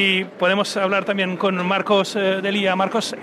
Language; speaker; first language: Spanish; native; Spanish